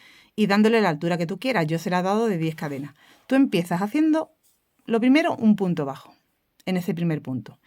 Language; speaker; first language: Spanish; native; Spanish